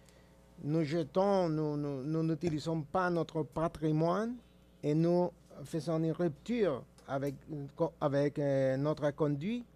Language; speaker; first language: French; non-native, fluent; Spanish